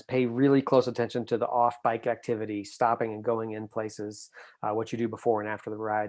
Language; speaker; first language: English; native; English